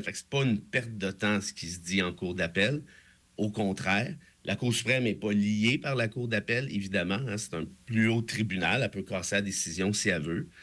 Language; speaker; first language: French; native; French